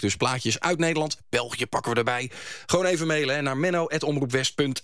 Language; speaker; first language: Dutch; native; Dutch